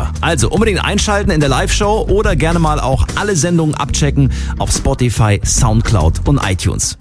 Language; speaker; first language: German; native; German